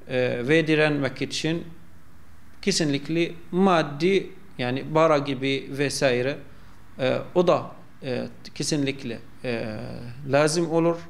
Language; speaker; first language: Turkish; non-native, fluent; Arabic